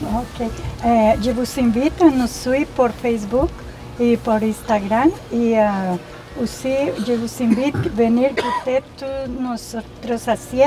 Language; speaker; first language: French; non-native, learner; Spanish